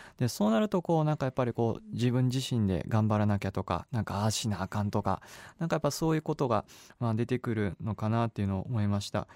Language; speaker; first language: Japanese; native; Japanese